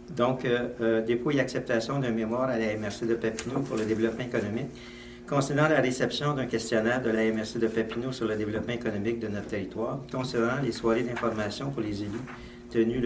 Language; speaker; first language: French; native; French